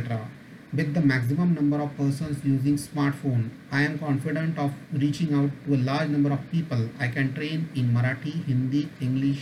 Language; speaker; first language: English; non-native, local second language; Marathi